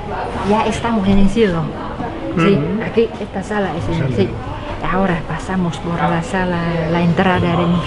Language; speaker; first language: Spanish; non-native, learner; Vietnamese